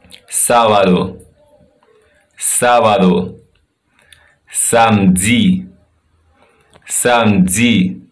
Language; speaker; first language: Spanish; non-native, fluent; Haitian Creole